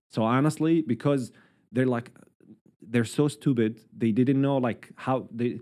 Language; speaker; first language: English; non-native, fluent; Arabic